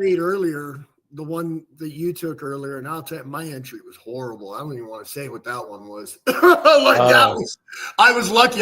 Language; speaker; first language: English; native; English